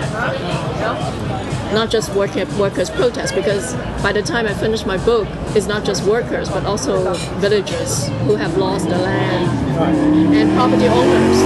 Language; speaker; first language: English; non-native, local second language; Cantonese